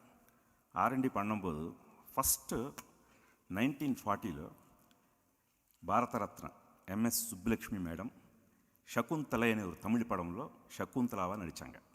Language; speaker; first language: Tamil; non-native, local second language; Telugu